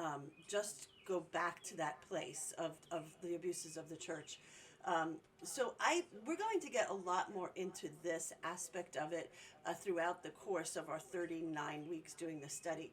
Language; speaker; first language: English; native; English